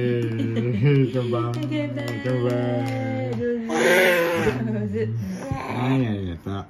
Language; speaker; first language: Japanese; native; Japanese